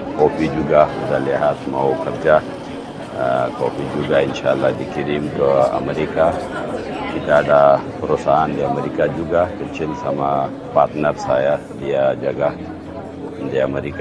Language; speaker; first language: Indonesian; non-native, learner; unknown